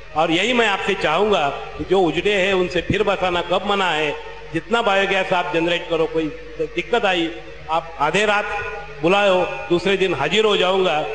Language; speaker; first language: Hindi; non-native, local second language; Marathi